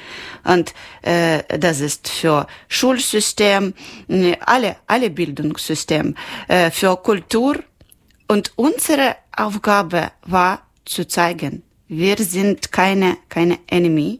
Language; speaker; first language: German; non-native, local second language; Ukrainian